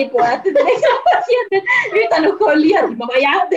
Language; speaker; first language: Swedish; native; Swedish